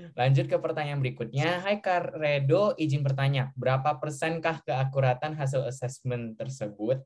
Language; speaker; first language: Indonesian; native; Indonesian